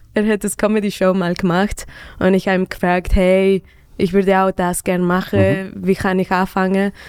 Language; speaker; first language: German; non-native, fluent; Spanish